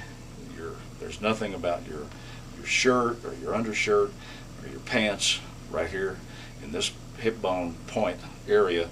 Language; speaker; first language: English; native; English